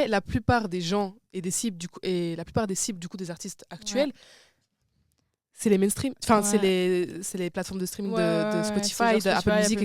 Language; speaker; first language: French; native; French